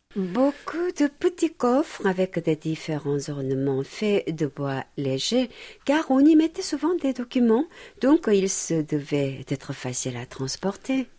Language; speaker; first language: French; non-native, fluent; Korean